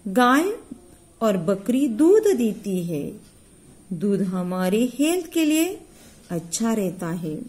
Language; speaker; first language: Hindi; non-native, local second language; Marathi